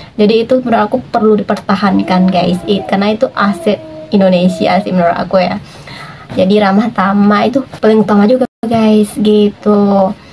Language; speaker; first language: Indonesian; native; Indonesian